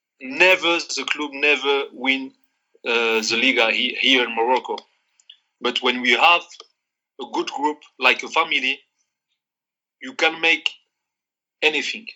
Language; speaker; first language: English; non-native, learner; Arabic